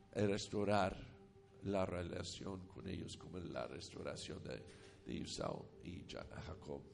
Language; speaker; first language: Spanish; non-native, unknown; English